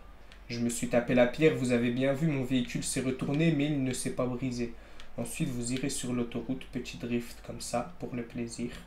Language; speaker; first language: French; native; French